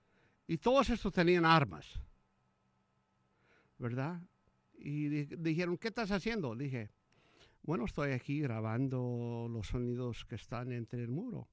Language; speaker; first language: Spanish; early bilingual, heritage; Spanish